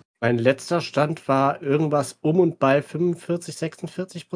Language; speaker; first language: German; native; German